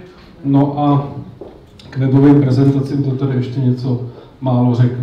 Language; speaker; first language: Czech; native; Czech